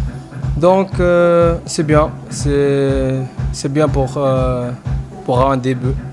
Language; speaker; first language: French; non-native, fluent; Arabic